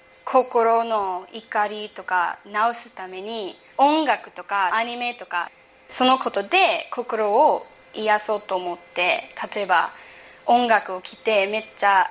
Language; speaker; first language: Japanese; early bilingual, heritage; English